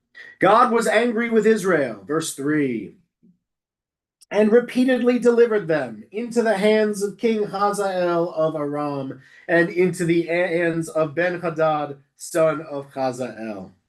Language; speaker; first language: English; native; English